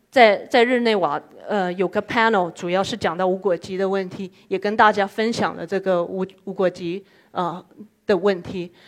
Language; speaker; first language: Chinese; non-native, fluent; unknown